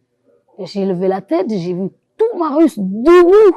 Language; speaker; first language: French; non-native, local second language; Wolof